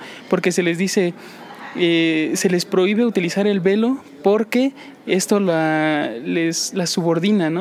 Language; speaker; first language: Spanish; native; Spanish